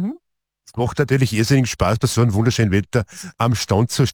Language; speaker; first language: German; native; German